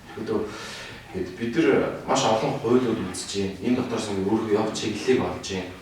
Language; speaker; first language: Mongolian; native; Mongolian